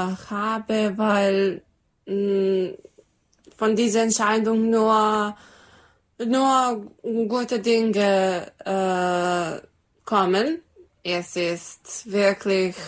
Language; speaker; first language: German; non-native, learner; Serbian